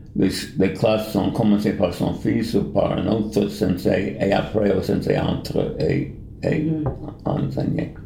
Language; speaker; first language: French; non-native, fluent; English